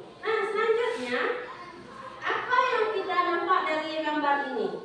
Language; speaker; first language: Indonesian; native; Indonesian